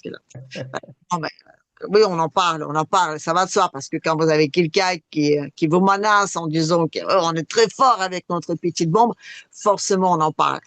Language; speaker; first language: French; non-native, fluent; Russian